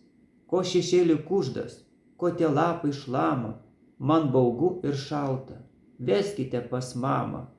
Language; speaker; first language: Lithuanian; native; Lithuanian